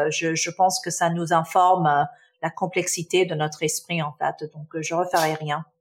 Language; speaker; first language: French; early bilingual, other home language; Arabic